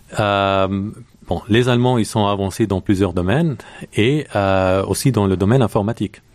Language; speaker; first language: French; non-native, local second language; Arabic